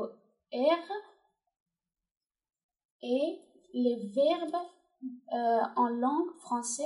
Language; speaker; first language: French; non-native, learner; Persian